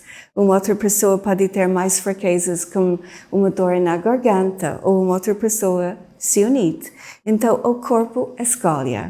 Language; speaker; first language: Portuguese; non-native, fluent; English